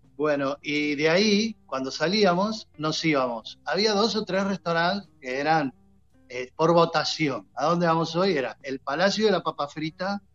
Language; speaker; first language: Spanish; native; Spanish